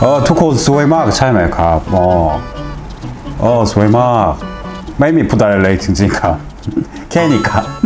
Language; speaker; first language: Thai; non-native, learner; Korean